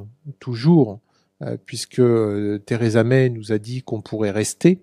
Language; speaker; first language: French; native; French